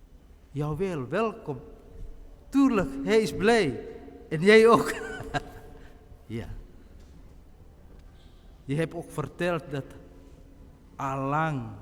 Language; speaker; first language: Dutch; non-native, fluent; Indonesian